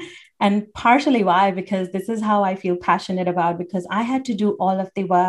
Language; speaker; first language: English; non-native, local second language; Hindi